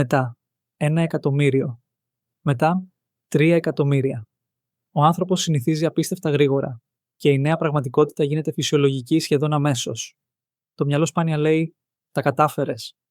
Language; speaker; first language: Greek; native; Greek